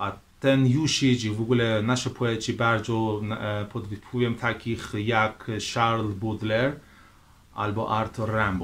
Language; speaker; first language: Polish; non-native, fluent; Persian